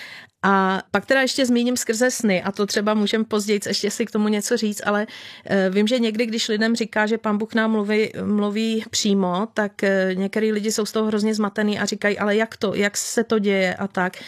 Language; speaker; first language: Czech; native; Czech